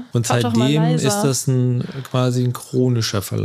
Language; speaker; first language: German; native; German